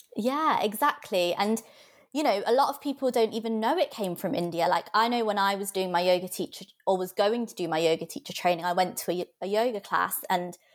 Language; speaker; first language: English; native; English